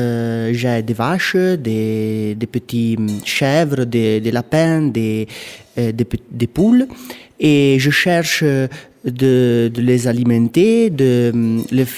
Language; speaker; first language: French; non-native, local second language; Italian